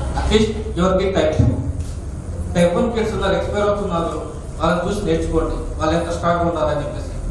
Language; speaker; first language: Telugu; non-native, local second language; Urdu